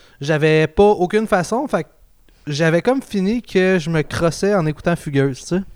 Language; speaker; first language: French; native; French